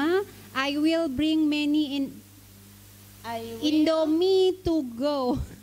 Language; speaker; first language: English; non-native, learner; Indonesian